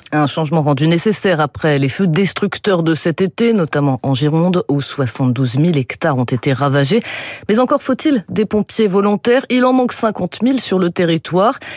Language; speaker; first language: French; native; French